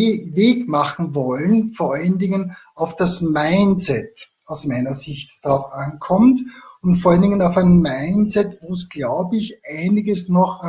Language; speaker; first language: German; native; German